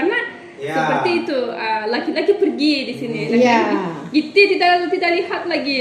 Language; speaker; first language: Indonesian; non-native, learner; Turkish